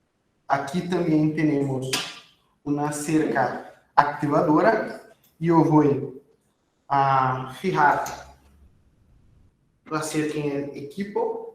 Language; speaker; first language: Spanish; non-native, fluent; Portuguese